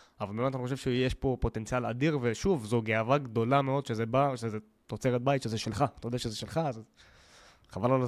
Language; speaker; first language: Hebrew; native; Hebrew